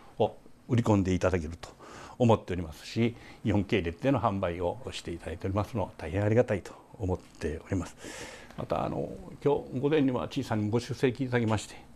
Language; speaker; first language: Japanese; native; Japanese